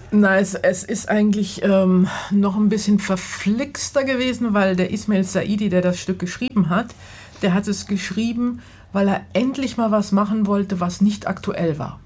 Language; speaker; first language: German; native; German